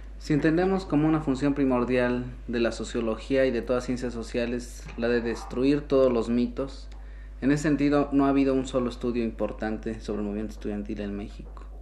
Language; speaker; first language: Spanish; native; Spanish